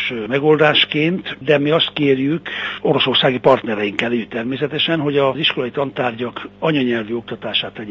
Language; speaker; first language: Hungarian; native; Hungarian